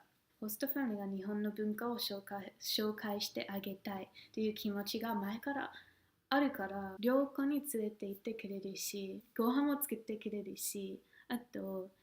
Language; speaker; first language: Japanese; non-native, fluent; English